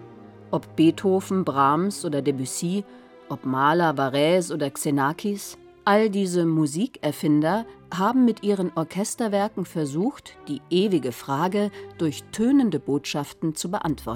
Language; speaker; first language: German; native; German